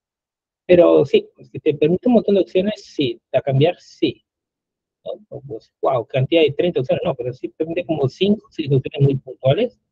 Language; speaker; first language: Spanish; native; Spanish